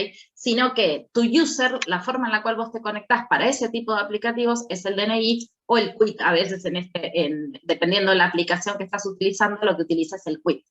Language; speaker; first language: Spanish; native; Spanish